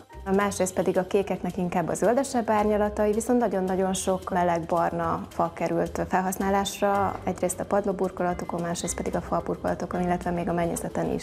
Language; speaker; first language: Hungarian; native; Hungarian